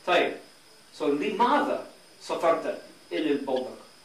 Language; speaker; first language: Arabic; non-native, fluent; English